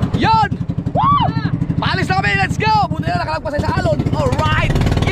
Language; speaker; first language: Filipino; non-native, local second language; Cebuano